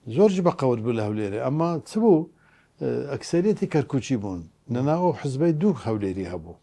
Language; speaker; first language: Central Kurdish; non-native, local second language; Turkish